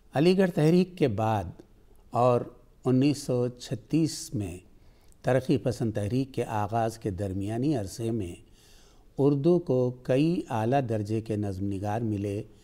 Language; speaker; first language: Urdu; native; Urdu